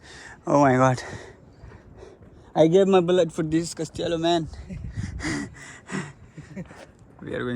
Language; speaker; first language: English; non-native, learner; Hindi